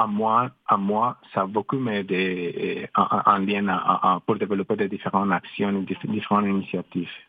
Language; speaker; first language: French; non-native, fluent; Spanish